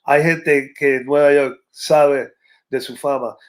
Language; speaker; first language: Spanish; early bilingual, other home language; English